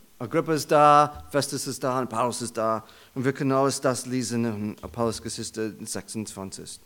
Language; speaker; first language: German; non-native, learner; English